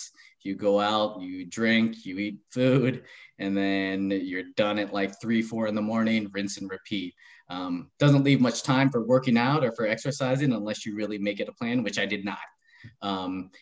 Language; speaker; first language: English; native; English